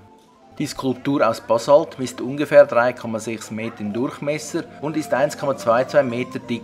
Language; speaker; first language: German; native; German